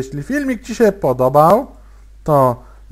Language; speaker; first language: Polish; native; Polish